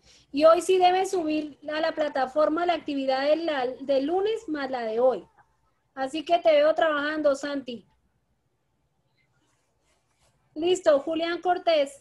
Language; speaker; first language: Spanish; native; Spanish